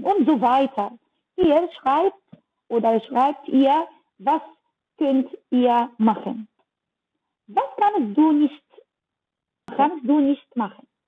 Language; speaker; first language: German; non-native, learner; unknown